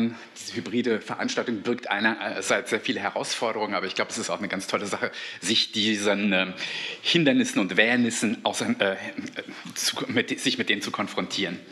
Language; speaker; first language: German; native; German